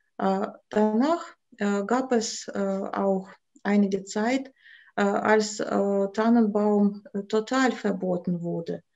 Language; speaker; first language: German; non-native, fluent; Russian